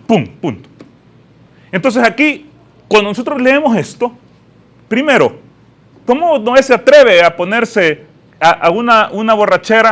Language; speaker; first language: Spanish; native; Spanish